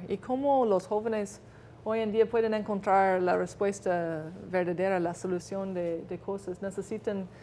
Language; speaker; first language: Spanish; non-native, fluent; English